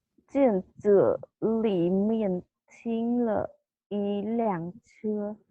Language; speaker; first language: Chinese; non-native, learner; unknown